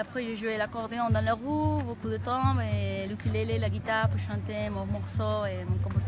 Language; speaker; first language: French; non-native, learner; Galician